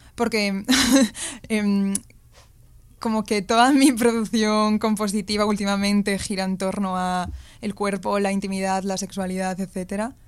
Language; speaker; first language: Spanish; native; Spanish